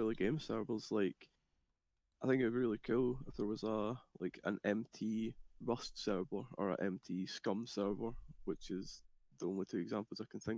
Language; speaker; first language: English; native; English